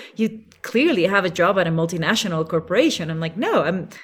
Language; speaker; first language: English; non-native, fluent; Spanish